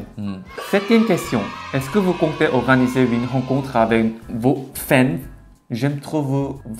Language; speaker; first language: French; non-native, learner; Korean